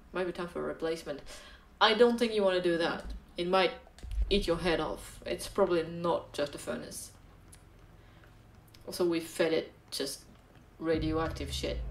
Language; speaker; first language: English; non-native, fluent; French